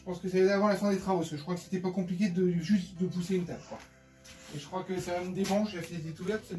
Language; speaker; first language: French; native; French